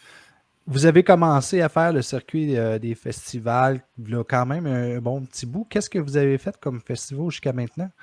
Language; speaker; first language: French; native; French